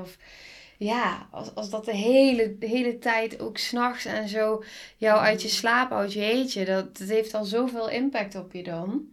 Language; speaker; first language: Dutch; native; Dutch